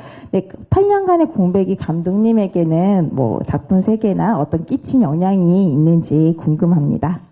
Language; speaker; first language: Korean; native; Korean